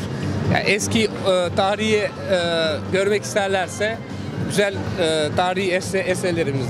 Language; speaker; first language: Turkish; non-native, fluent; Albanian